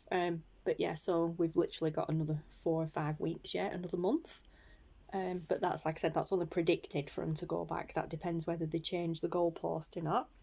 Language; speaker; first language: English; native; English